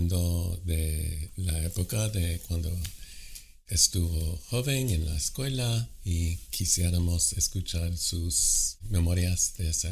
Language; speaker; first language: Spanish; non-native, fluent; English